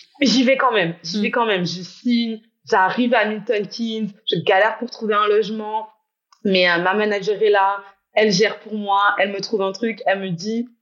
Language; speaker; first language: French; native; French